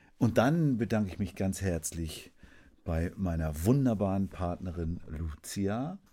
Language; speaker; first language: German; native; German